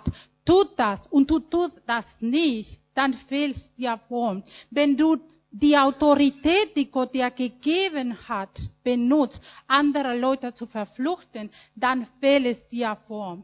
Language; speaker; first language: German; non-native, fluent; Spanish